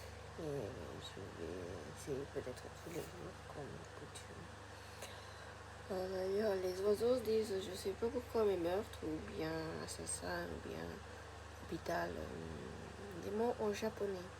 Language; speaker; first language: French; non-native, fluent; Japanese